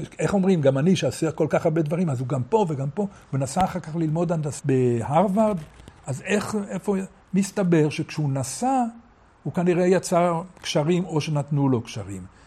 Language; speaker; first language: Hebrew; native; Hebrew